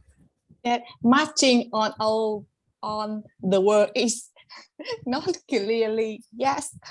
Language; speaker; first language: English; non-native, learner; Vietnamese